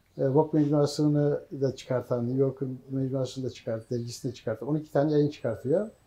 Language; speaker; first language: Turkish; native; Turkish